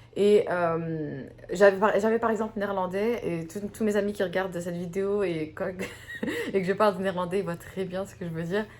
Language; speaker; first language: French; native; French